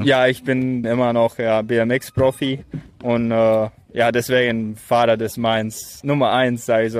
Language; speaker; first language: German; non-native, fluent; Latvian